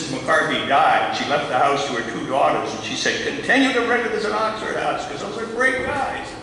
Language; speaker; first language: English; native; English